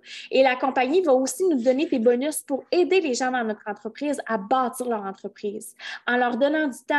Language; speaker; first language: French; native; French